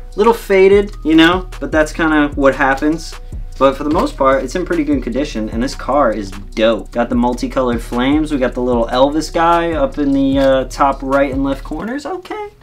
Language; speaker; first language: English; native; English